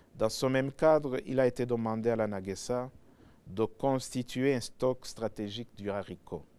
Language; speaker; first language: French; non-native, local second language; Rundi